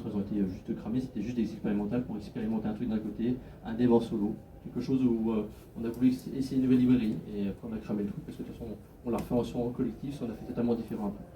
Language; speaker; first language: French; native; French